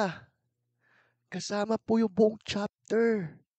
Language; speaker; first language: Filipino; native; Filipino